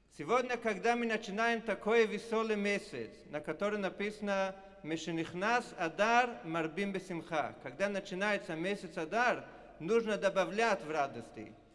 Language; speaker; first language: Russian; non-native, fluent; Italian